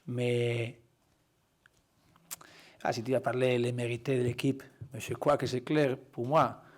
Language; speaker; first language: French; non-native, learner; Spanish